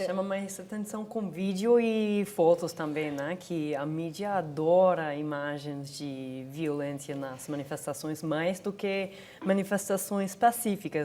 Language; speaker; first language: Portuguese; non-native, fluent; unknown